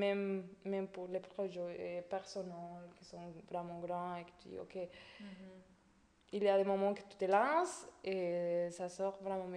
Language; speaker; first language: French; non-native, fluent; Spanish